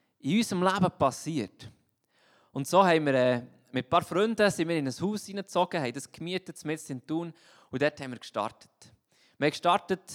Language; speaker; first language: German; native; German